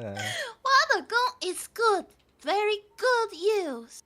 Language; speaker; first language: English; non-native, learner; Min Nan Chinese